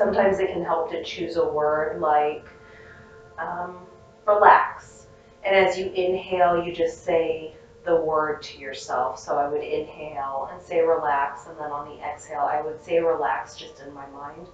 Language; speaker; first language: English; native; English